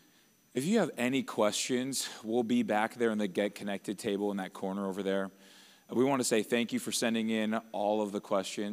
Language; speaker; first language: English; native; English